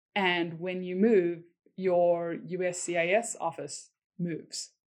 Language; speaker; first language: English; native; English